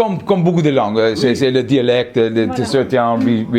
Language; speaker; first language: French; non-native, learner; English